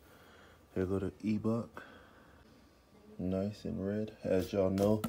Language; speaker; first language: English; native; English